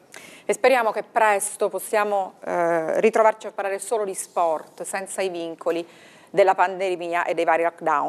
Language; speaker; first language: Italian; native; Italian